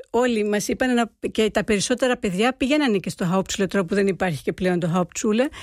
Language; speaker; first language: Greek; early bilingual, heritage; Greek